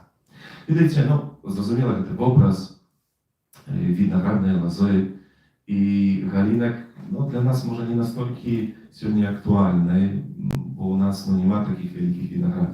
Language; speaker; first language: Polish; non-native, learner; Russian